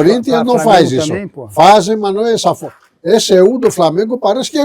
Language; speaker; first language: Portuguese; non-native, fluent; Greek